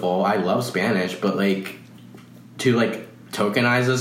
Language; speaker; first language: English; early bilingual, other home language; Spanish